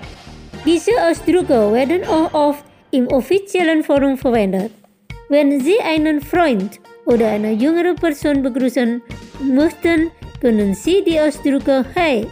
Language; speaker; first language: German; non-native, fluent; Indonesian